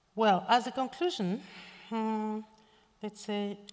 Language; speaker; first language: English; non-native, local second language; French